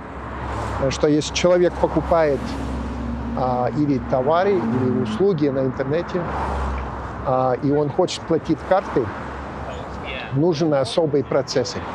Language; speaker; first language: Russian; non-native, fluent; English